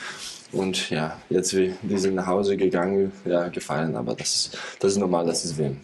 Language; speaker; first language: German; non-native, fluent; Polish